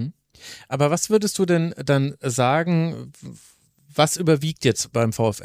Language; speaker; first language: German; native; German